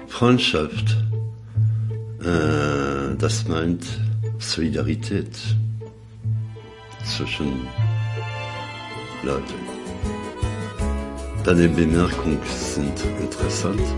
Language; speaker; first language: German; non-native, learner; French